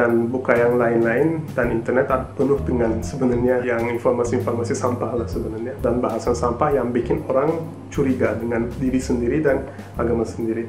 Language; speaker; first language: Indonesian; non-native, fluent; Turkish